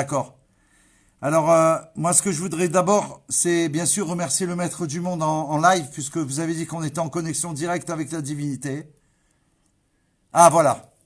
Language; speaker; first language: French; native; French